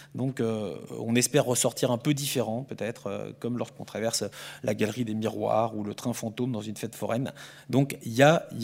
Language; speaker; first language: French; native; French